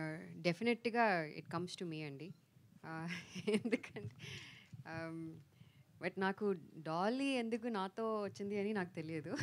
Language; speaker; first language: Telugu; non-native, fluent; Tamil